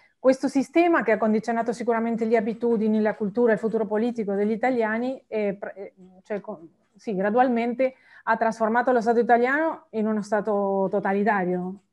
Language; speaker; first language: Italian; non-native, fluent; Spanish